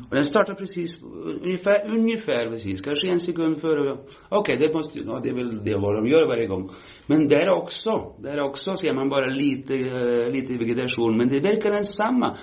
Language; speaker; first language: Swedish; early bilingual, heritage; Swedish